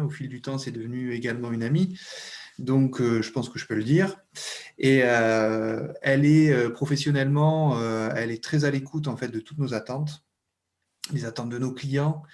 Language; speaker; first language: French; native; French